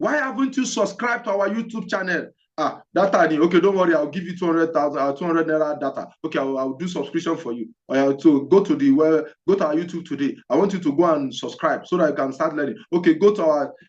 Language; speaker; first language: English; non-native, local second language; Yoruba